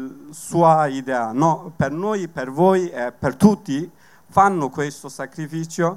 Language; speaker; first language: Italian; non-native, learner; Kurdish